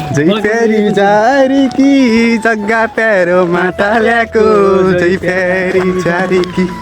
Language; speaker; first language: Nepali; non-native, local second language; Rana Tharu